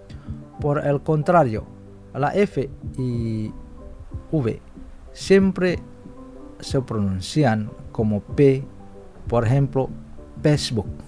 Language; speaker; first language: Spanish; non-native, fluent; Indonesian